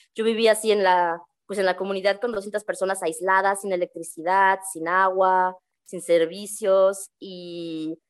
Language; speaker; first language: Spanish; native; Spanish